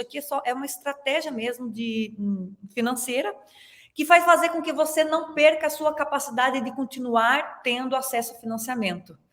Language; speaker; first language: Portuguese; native; Portuguese